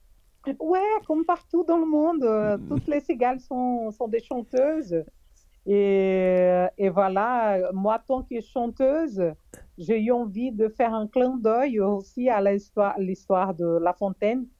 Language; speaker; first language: French; non-native, fluent; Portuguese